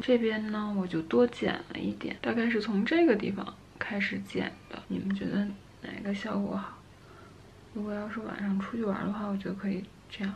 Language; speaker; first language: Chinese; native; Chinese